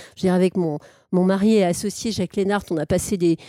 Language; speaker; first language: French; native; French